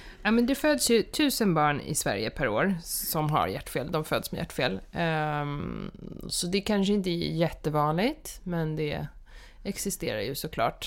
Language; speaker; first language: Swedish; native; Swedish